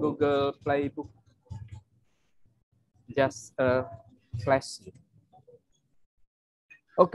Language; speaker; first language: English; non-native, learner; Indonesian